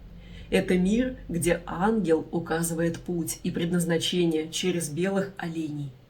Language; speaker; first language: Russian; native; Russian